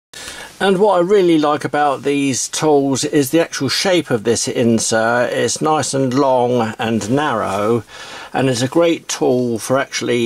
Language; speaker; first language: English; native; English